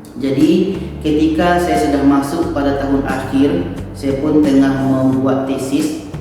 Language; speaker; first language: Indonesian; native; Indonesian